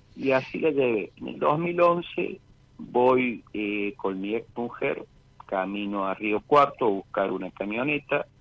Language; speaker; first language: Spanish; native; Spanish